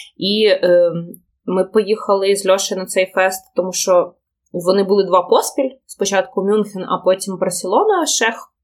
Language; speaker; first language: Ukrainian; non-native, local second language; Russian